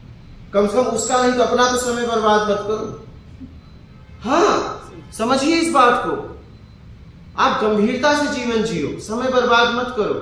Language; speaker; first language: Hindi; native; Hindi